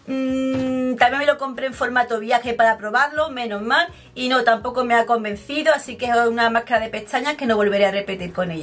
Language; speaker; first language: Spanish; native; Spanish